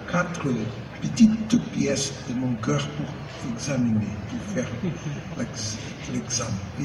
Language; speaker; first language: French; non-native, learner; Portuguese